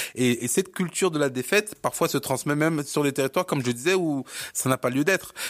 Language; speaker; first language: French; early bilingual, other home language; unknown